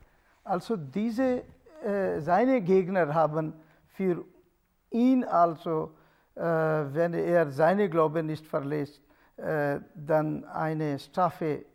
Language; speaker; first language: German; non-native, learner; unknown